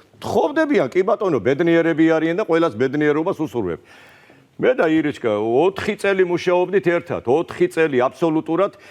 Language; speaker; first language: Georgian; native; Georgian